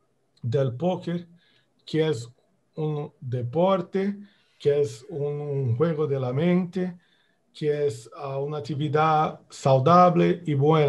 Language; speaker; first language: Spanish; non-native, fluent; Portuguese